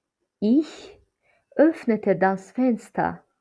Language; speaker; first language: German; non-native, fluent; Azerbaijani